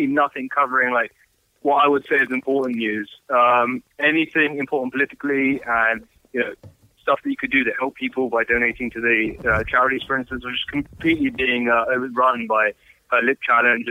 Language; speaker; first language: English; native; English